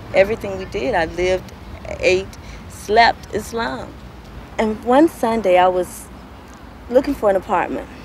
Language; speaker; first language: English; native; English